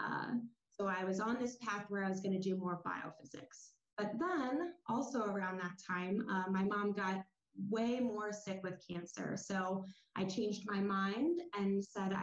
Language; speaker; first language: English; native; English